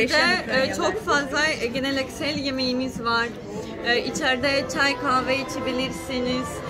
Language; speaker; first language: Turkish; non-native, fluent; Ukrainian